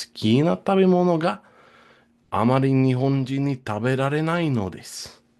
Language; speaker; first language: Japanese; non-native, fluent; English